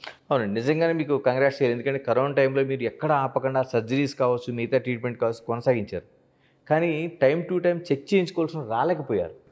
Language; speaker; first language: Telugu; native; Telugu